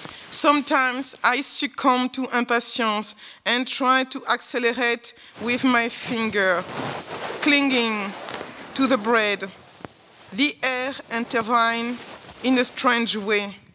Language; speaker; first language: English; non-native, learner; French